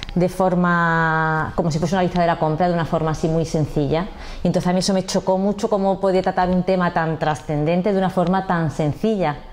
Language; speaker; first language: Spanish; native; Spanish